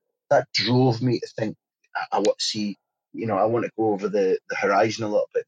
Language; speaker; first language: English; native; English